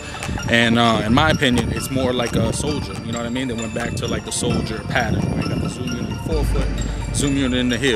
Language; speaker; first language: English; native; English